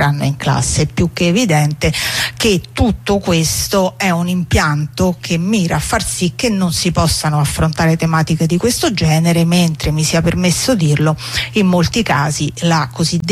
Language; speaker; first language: Italian; native; Italian